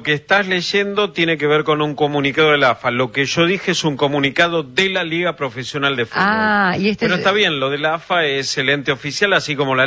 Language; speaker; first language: Spanish; native; Spanish